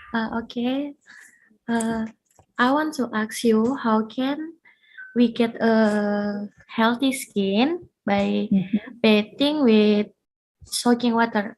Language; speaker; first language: English; non-native, learner; Indonesian